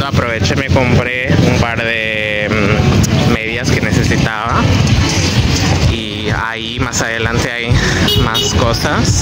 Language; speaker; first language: Spanish; non-native, fluent; Portuguese